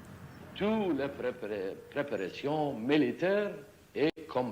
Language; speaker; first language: French; non-native, learner; Arabic